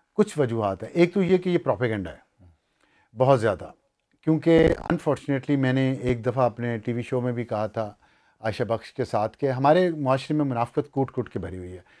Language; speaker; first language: Urdu; non-native, local second language; Punjabi